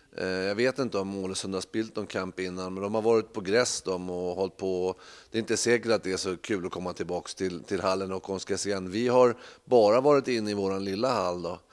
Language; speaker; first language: Swedish; native; Swedish